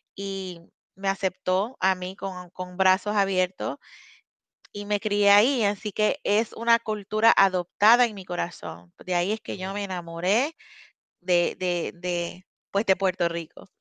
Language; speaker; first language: Spanish; non-native, local second language; English